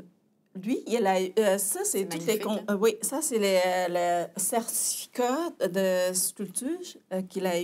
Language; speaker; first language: French; non-native, fluent; Chinese